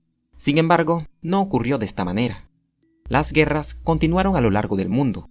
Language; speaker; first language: Spanish; native; Spanish